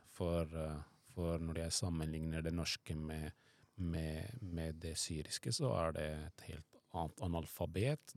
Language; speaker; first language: Norwegian; non-native, fluent; Arabic